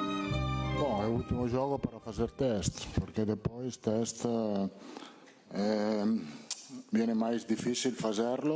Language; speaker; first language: Portuguese; non-native, learner; Italian